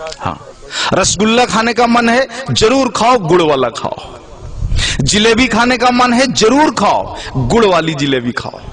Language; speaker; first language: Hindi; native; Hindi